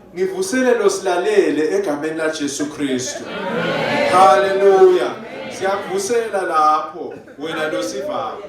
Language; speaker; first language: Zulu; non-native, local second language; Swati